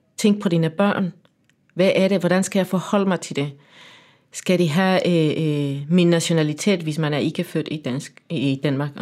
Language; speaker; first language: Danish; non-native, fluent; Spanish